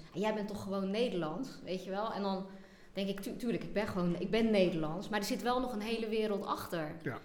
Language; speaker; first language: Dutch; native; Dutch